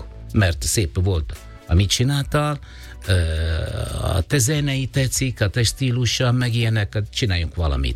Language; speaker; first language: Hungarian; non-native, learner; Italian